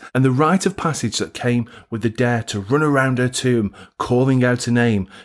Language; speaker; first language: English; native; English